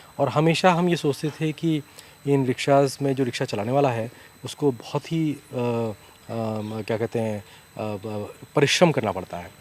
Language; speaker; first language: Hindi; native; Hindi